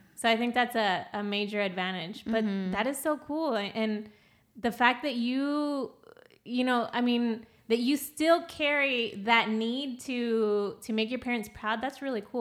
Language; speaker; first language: English; early bilingual, other home language; Spanish